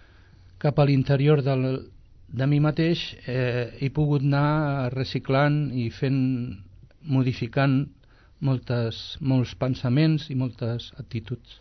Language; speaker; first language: Catalan; non-native, local second language; Spanish